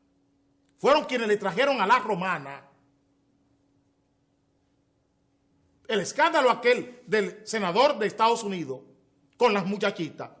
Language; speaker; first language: Spanish; native; Spanish